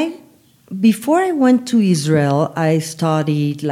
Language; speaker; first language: English; non-native, learner; Spanish